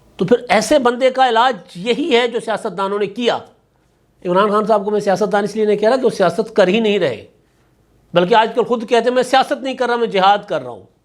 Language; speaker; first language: Urdu; non-native, local second language; Sindhi